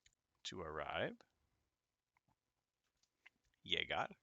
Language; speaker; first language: Spanish; non-native, fluent; English